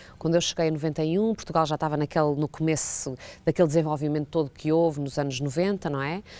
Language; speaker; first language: Portuguese; native; Portuguese